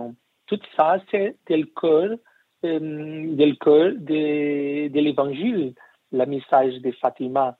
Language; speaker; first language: French; non-native, learner; Portuguese